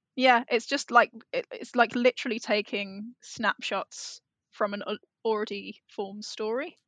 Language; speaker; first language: English; native; English